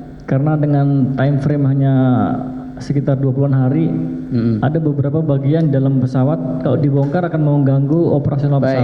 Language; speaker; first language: Indonesian; native; Indonesian